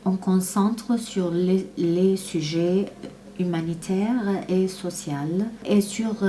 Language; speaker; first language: French; non-native, fluent; Arabic